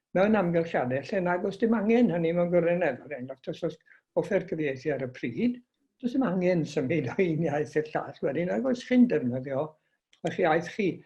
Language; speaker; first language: Welsh; native; Welsh